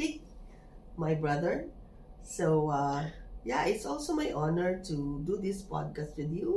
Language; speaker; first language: English; non-native, local second language; Filipino